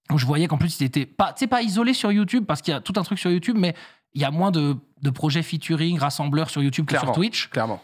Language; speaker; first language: French; native; French